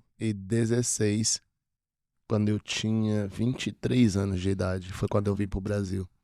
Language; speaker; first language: Portuguese; native; Portuguese